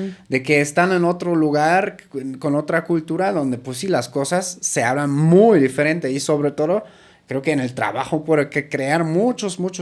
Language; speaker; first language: Spanish; native; Spanish